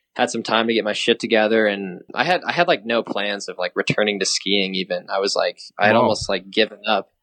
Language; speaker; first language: English; native; English